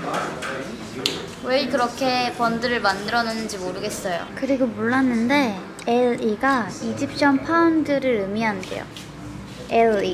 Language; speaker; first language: Korean; native; Korean